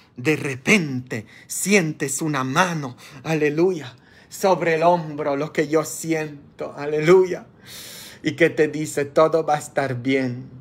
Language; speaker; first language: Spanish; non-native, fluent; Polish